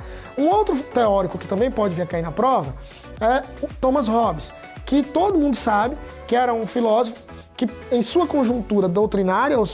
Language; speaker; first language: Portuguese; native; Portuguese